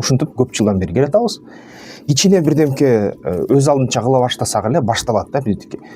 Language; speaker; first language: Kyrgyz; non-native, local second language; Russian